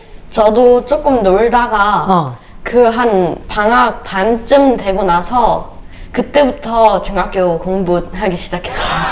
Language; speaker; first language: Korean; early bilingual, other home language; English